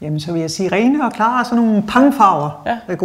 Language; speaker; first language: Danish; native; Danish